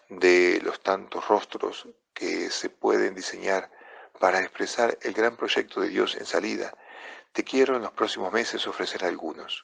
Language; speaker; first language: Spanish; non-native, fluent; Italian